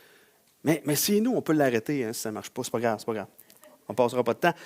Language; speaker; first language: French; native; French